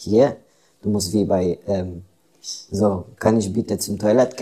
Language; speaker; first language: German; non-native, learner; Romanian